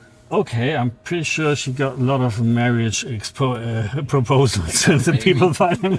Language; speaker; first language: English; non-native, fluent; German